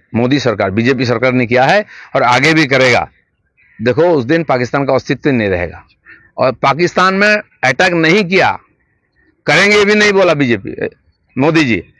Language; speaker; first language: Hindi; non-native, local second language; Bangla